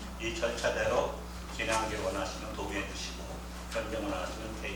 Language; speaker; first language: Korean; native; Korean